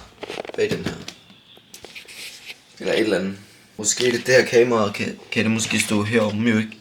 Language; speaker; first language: Danish; native; Danish